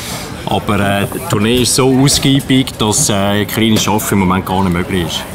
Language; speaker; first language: German; native; German